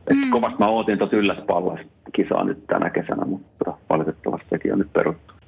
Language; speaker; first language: Finnish; native; Finnish